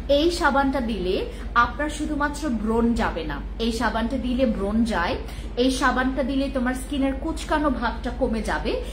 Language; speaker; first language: Bangla; non-native, local second language; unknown